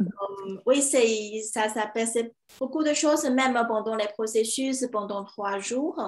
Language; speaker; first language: French; non-native, fluent; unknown